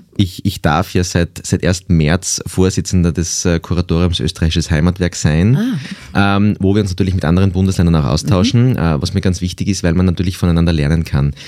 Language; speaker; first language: German; native; German